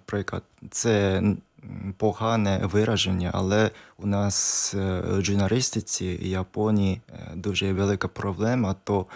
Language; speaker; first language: Ukrainian; non-native, learner; Japanese